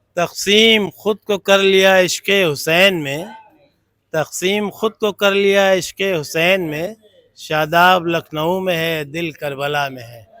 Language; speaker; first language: Urdu; native; Urdu